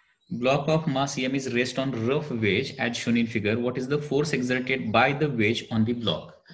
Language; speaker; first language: English; non-native, local second language; Marathi